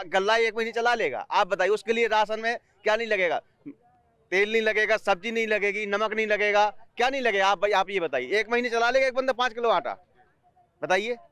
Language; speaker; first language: Hindi; native; Hindi